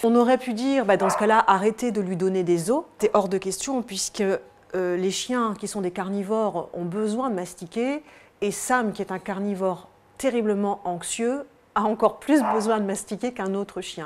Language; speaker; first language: French; native; French